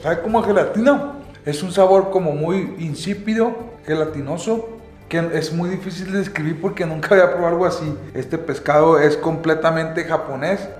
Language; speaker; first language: Spanish; native; Spanish